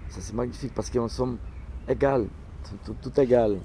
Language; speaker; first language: French; non-native, learner; Portuguese